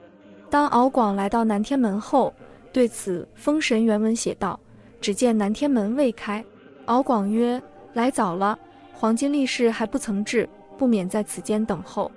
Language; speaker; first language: Chinese; native; Chinese